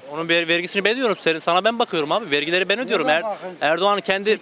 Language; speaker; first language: Turkish; native; Turkish